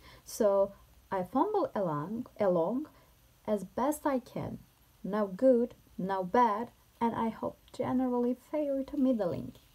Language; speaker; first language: English; non-native, fluent; Turkish